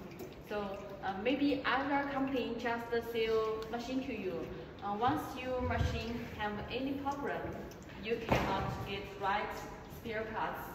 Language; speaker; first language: English; non-native, learner; Chinese